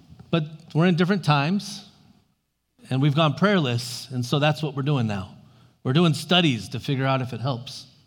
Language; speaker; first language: English; native; English